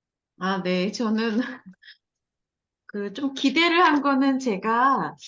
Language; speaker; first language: Korean; native; Korean